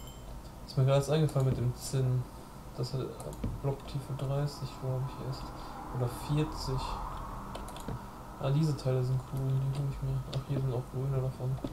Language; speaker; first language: German; native; German